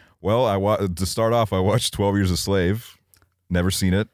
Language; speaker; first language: English; early bilingual, other home language; Estonian